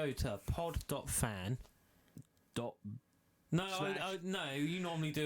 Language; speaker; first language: English; native; English